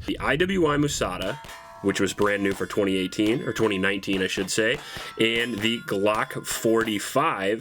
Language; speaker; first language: English; native; English